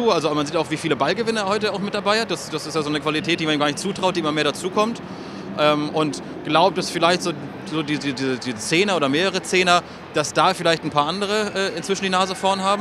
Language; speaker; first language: German; native; German